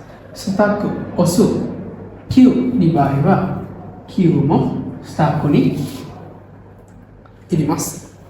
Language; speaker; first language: Japanese; non-native, learner; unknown